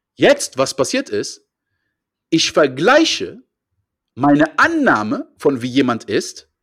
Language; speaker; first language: German; early bilingual, other home language; French